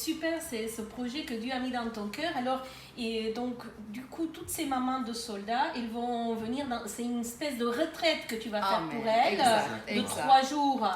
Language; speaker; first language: French; native; French